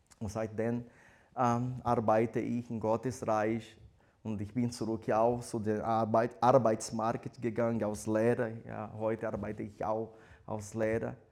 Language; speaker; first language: German; non-native, fluent; Portuguese